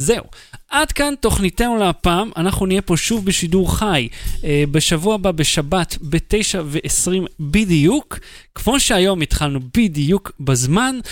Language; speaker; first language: Hebrew; native; Hebrew